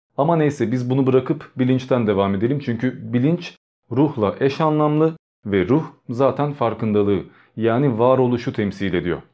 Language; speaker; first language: Turkish; early bilingual, other home language; Albanian